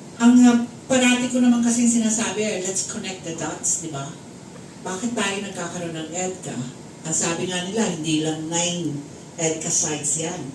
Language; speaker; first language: Filipino; native; Filipino